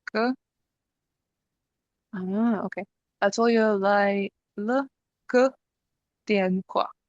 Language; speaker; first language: Chinese; non-native, learner; English